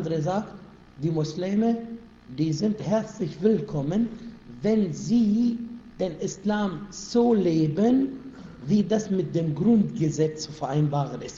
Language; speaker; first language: German; non-native, fluent; Arabic